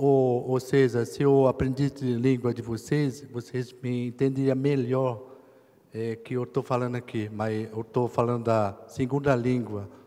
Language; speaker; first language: Portuguese; non-native, local second language; Kayapó